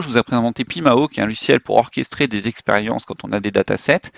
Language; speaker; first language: French; native; French